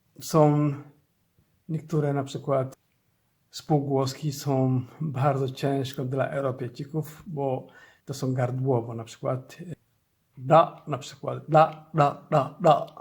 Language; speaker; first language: Polish; non-native, learner; Somali